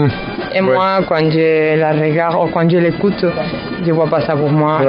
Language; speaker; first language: French; non-native, fluent; Spanish